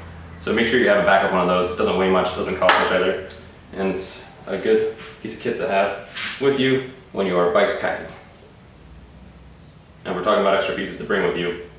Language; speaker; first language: English; native; English